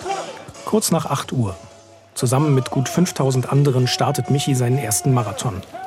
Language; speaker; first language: German; native; German